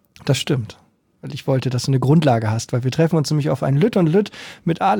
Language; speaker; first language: German; native; German